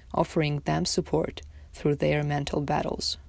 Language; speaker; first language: English; non-native, fluent; Tajik